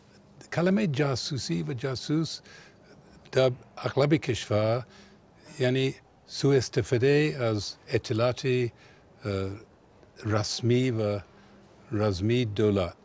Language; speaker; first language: Persian; non-native, fluent; English